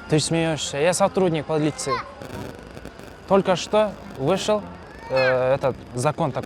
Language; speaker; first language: Russian; non-native, local second language; Kazakh